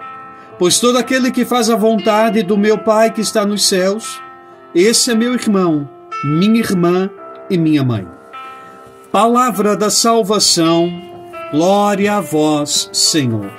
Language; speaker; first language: Portuguese; native; Portuguese